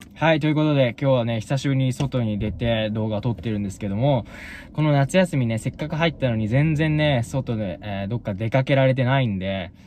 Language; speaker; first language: Japanese; native; Japanese